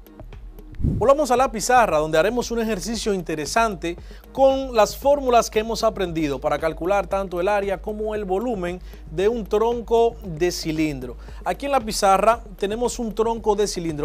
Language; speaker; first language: Spanish; native; Spanish